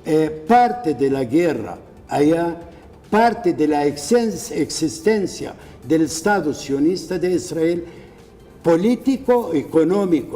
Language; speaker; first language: Spanish; non-native, fluent; Arabic